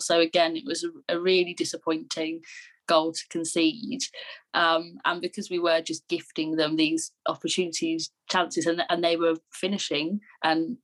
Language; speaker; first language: English; native; English